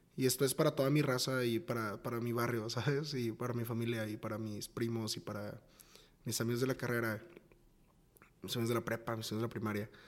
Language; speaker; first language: Spanish; native; Spanish